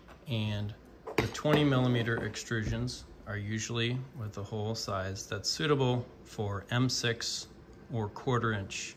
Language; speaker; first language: English; native; English